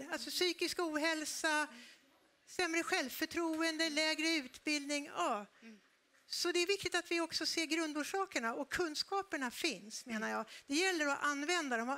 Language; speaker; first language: Swedish; native; Swedish